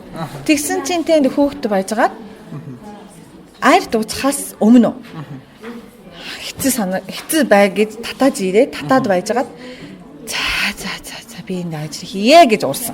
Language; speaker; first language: Mongolian; non-native, fluent; Japanese